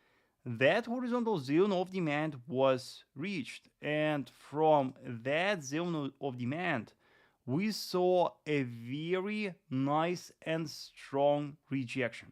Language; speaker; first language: English; non-native, fluent; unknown